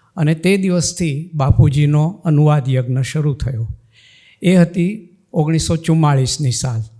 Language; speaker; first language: Gujarati; non-native, local second language; Marathi